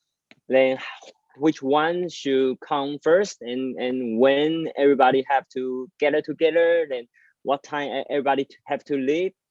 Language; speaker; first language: English; non-native, learner; Chinese